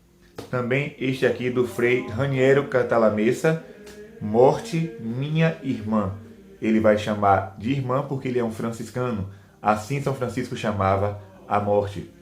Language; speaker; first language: Portuguese; native; Portuguese